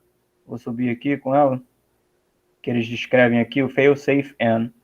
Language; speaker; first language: Portuguese; native; Portuguese